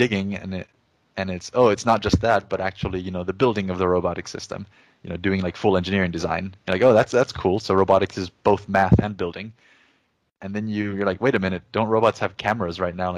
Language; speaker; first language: English; early bilingual, other home language; Spanish